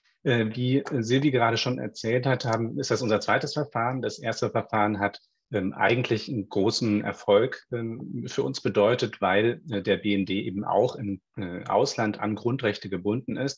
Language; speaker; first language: German; native; German